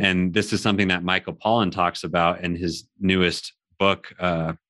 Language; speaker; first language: English; native; English